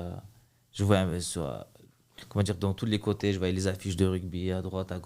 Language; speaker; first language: French; early bilingual, other home language; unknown